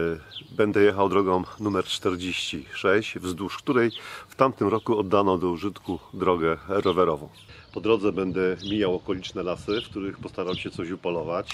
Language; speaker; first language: Polish; native; Polish